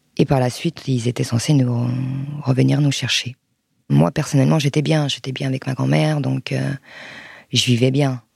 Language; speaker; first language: French; early bilingual, other home language; Arabic